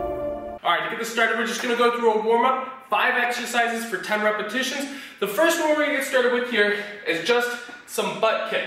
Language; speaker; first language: English; native; English